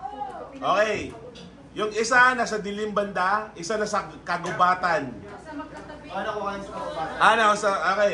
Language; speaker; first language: Filipino; native; Filipino